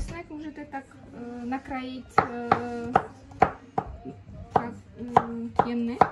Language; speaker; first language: Czech; non-native, learner; Kara-Kalpak